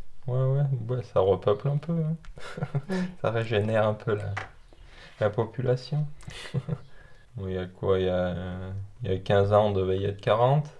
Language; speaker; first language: French; native; French